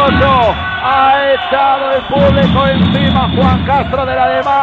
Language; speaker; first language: Spanish; native; Spanish